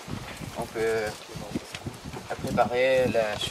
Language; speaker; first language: French; non-native, local second language; Dutch